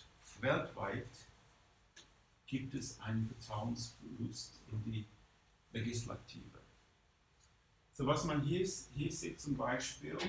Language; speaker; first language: German; non-native, fluent; English